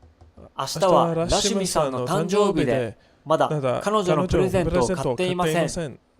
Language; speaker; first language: Japanese; non-native, learner; English